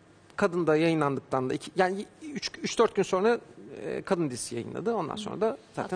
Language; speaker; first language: Turkish; native; Turkish